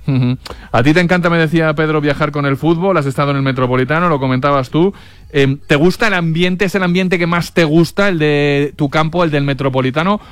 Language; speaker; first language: Spanish; native; Spanish